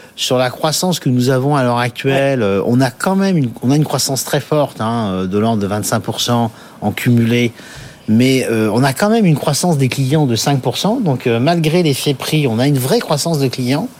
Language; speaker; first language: French; native; French